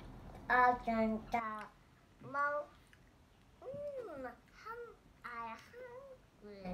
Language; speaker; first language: English; non-native, learner; Cantonese